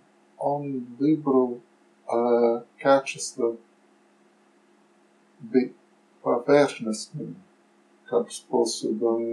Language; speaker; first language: Russian; non-native, fluent; English